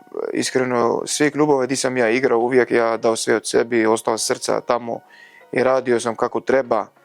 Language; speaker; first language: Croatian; non-native, learner; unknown